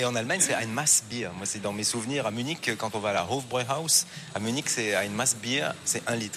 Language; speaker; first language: French; native; French